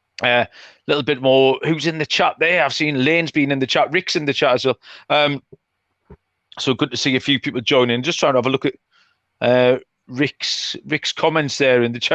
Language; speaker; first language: English; native; English